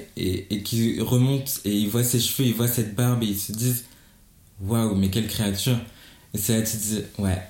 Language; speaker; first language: French; native; French